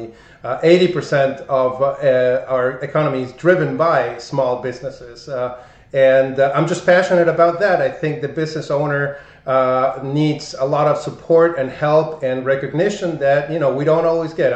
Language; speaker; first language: English; non-native, fluent; Spanish